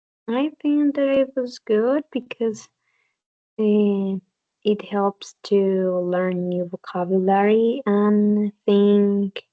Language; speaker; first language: English; non-native, learner; Spanish